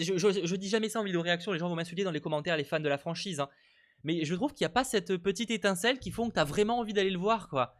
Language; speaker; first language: French; native; French